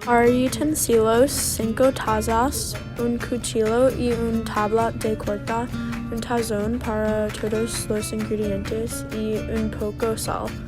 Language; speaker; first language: Spanish; non-native, learner; English